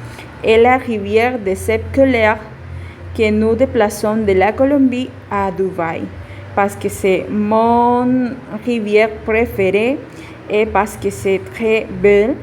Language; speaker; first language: French; non-native, learner; Spanish